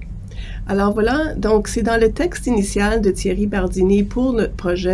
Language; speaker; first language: French; native; French